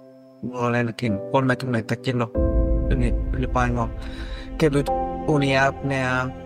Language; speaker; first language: Finnish; non-native, fluent; Spanish